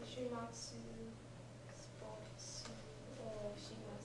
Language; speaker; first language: Japanese; non-native, learner; English